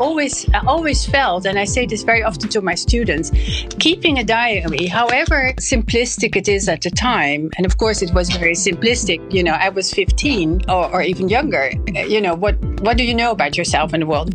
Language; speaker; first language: English; non-native, fluent; French